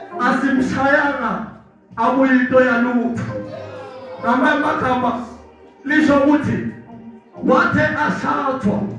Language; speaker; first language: Zulu; non-native, local second language; Swati